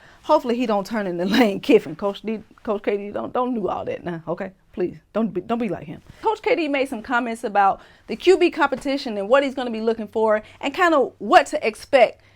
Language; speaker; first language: English; native; English